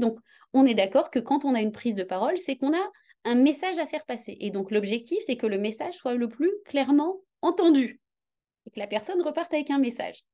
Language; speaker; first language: French; native; French